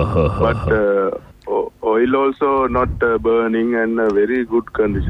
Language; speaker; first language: English; non-native, learner; Sinhala